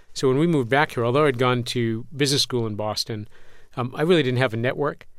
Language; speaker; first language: English; native; English